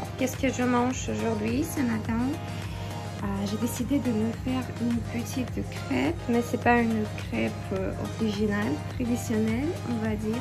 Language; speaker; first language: French; non-native, fluent; Russian